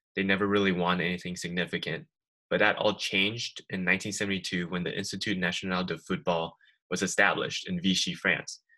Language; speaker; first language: English; native; English